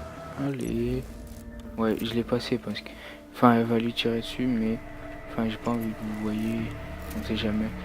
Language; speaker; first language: French; native; French